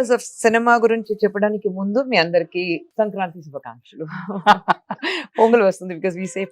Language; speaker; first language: Telugu; non-native, fluent; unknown